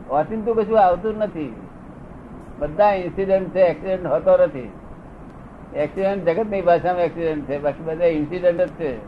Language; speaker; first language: Gujarati; native; Gujarati